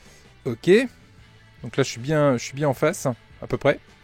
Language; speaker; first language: French; native; French